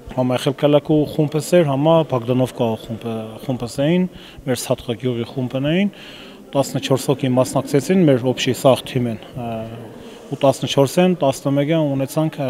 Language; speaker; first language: Armenian; native; Armenian